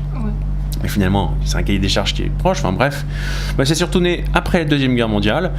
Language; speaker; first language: French; native; French